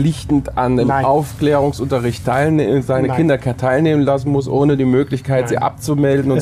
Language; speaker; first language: German; native; German